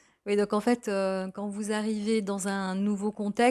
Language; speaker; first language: French; native; French